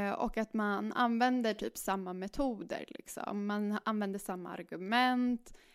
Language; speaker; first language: Swedish; early bilingual, other home language; Spanish